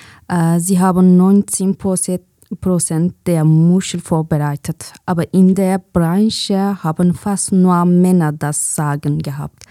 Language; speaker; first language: German; non-native, fluent; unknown